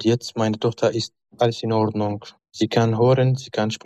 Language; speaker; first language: German; non-native, learner; Arabic